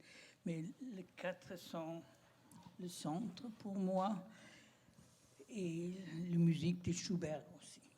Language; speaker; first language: French; non-native, learner; German